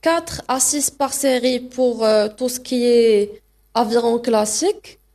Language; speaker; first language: French; non-native, local second language; Arabic